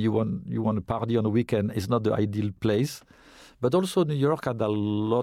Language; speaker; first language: English; non-native, fluent; French